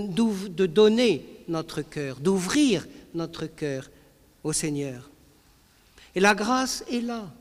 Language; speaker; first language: French; native; French